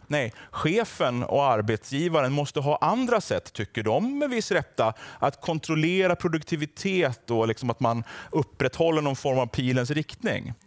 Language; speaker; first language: Swedish; native; Swedish